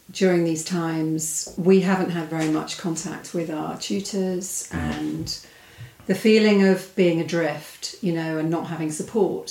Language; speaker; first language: English; native; English